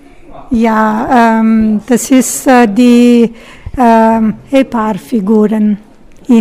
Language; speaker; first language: German; non-native, learner; Italian